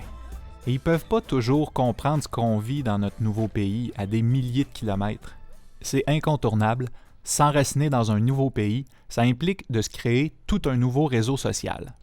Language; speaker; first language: French; native; French